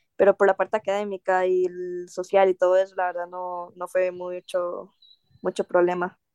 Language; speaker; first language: Spanish; native; Spanish